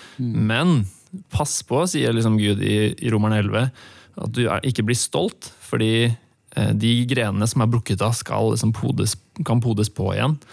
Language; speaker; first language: Norwegian; native; Norwegian